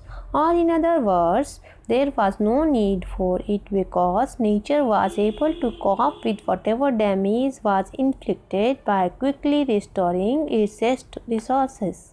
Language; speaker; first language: English; non-native, local second language; Hindi